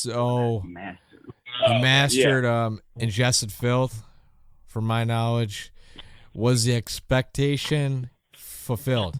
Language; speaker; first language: English; native; English